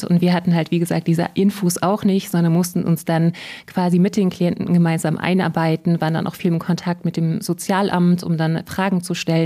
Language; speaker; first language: German; native; German